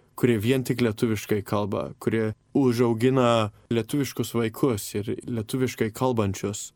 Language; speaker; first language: Lithuanian; early bilingual, heritage; Lithuanian